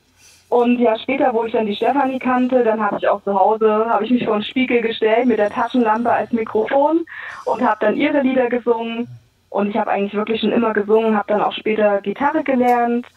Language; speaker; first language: German; native; German